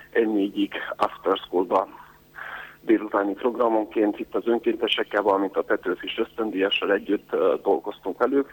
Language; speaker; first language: Hungarian; native; Hungarian